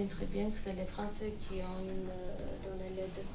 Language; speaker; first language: French; non-native, fluent; Armenian